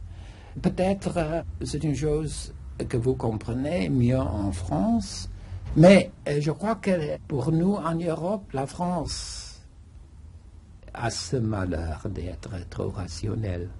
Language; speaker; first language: French; non-native, fluent; English